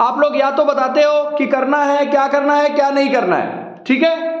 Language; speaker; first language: Hindi; native; Hindi